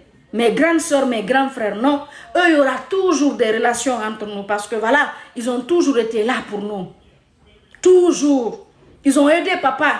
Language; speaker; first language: French; non-native, local second language; Mandingo